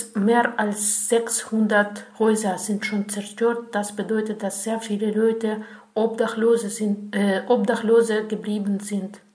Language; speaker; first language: German; non-native, fluent; Russian